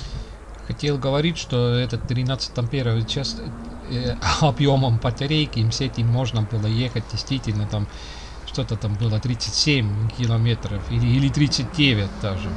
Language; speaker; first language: Russian; non-native, local second language; Estonian